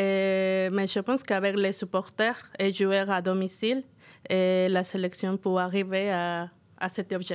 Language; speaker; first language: French; non-native, fluent; Spanish